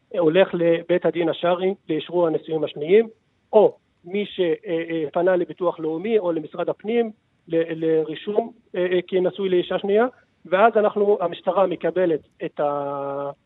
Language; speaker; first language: Hebrew; non-native, local second language; Arabic